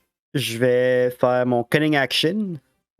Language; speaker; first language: French; native; French